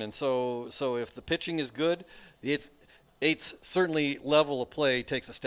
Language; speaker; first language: English; native; English